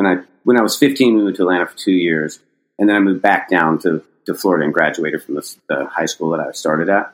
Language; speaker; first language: English; native; English